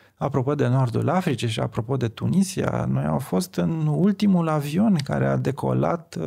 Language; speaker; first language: Romanian; native; Romanian